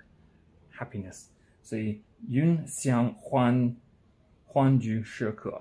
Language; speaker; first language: Chinese; non-native, learner; English